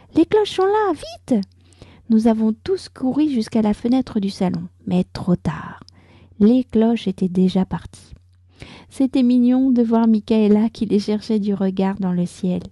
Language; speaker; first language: French; native; French